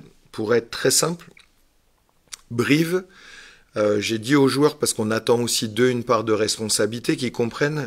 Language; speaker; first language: French; native; French